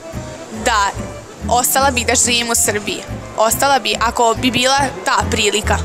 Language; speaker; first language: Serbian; early bilingual, heritage; Serbian